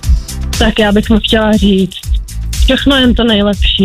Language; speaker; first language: Czech; native; Czech